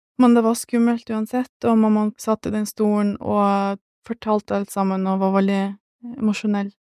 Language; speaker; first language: Norwegian; early bilingual, other home language; Russian